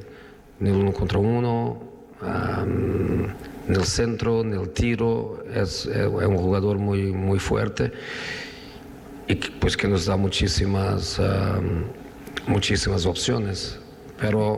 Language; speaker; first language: Spanish; non-native, fluent; Italian